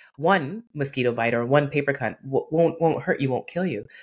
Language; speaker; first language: English; native; English